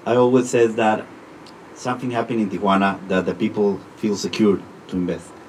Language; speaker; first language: English; non-native, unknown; Spanish